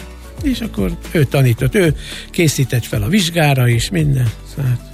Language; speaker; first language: Hungarian; native; Hungarian